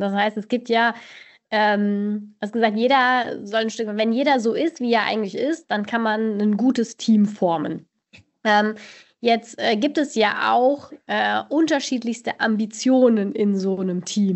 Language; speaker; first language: German; native; German